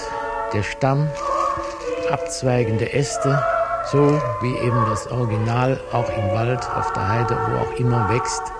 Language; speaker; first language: German; native; German